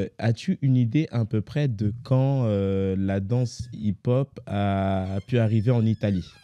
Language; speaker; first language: French; native; French